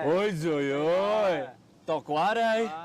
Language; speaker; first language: Vietnamese; non-native, learner; English